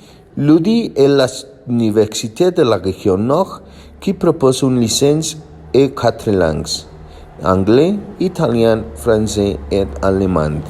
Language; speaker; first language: French; non-native, learner; Spanish